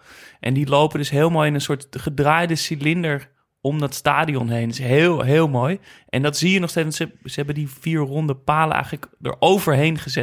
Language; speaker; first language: Dutch; native; Dutch